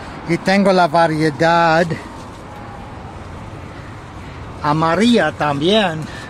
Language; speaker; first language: Spanish; non-native, learner; English